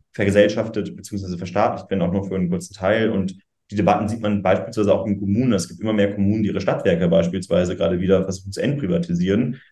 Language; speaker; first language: German; native; German